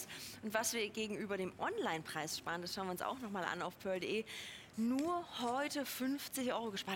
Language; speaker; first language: German; native; German